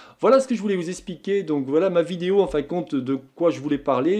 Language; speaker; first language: French; native; French